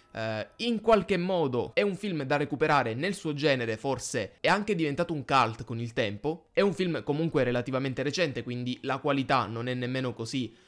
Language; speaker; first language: Italian; native; Italian